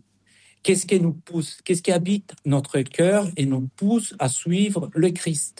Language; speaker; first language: French; non-native, fluent; Spanish